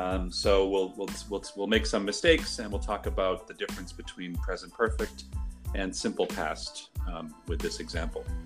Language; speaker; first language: English; native; English